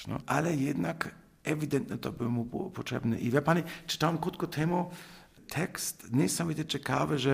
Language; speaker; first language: Polish; non-native, fluent; German